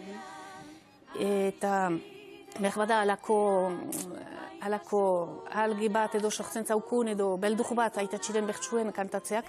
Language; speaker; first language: Basque; native; Basque